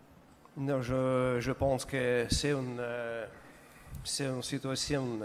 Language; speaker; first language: French; non-native, learner; Russian